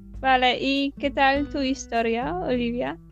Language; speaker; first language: Spanish; non-native, learner; Polish